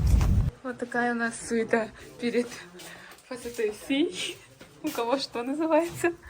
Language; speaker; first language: Russian; native; Russian